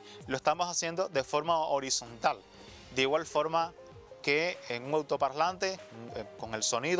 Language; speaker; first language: Spanish; native; Spanish